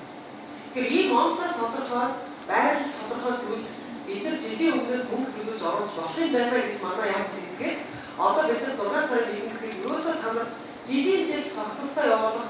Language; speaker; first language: Mongolian; native; Mongolian